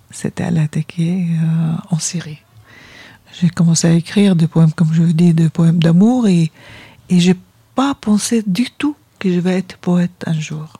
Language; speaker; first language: French; non-native, fluent; Arabic